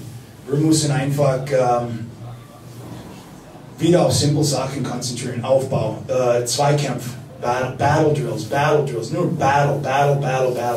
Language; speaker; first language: German; non-native, fluent; English